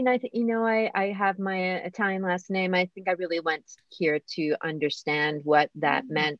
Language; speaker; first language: English; native; English